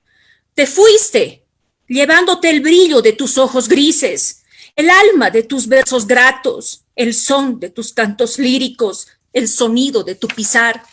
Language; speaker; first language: Spanish; native; Spanish